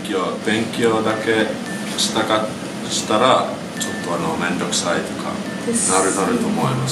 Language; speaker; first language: Japanese; non-native, learner; Finnish